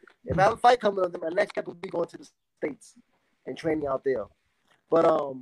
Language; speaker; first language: English; native; English